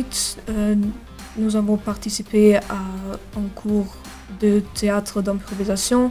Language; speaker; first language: French; non-native, learner; German